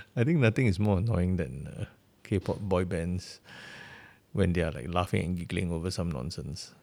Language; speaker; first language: English; native; English